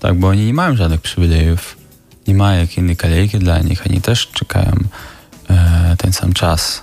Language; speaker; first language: Polish; non-native, fluent; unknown